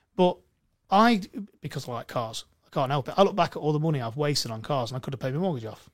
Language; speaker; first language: English; native; English